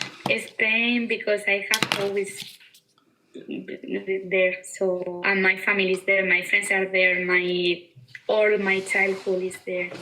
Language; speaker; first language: English; non-native, fluent; Spanish